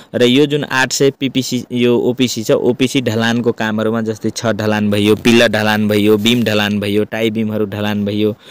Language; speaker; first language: Nepali; native; Nepali